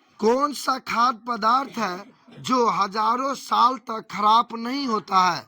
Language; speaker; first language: Hindi; native; Hindi